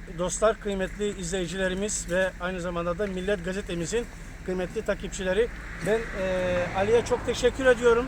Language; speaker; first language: Turkish; native; Turkish